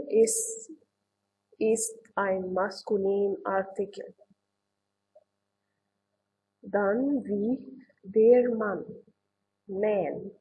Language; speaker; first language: German; non-native, learner; Arabic